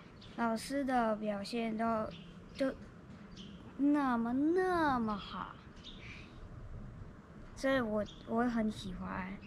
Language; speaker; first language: Chinese; early bilingual, other home language; Russian